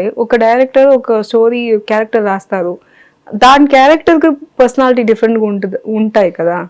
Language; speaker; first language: Telugu; non-native, learner; Tamil